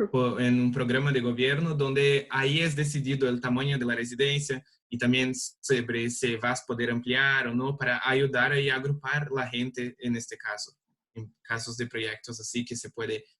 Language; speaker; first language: Spanish; non-native, learner; Portuguese